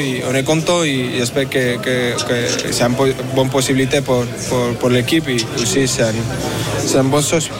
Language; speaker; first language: French; non-native, learner; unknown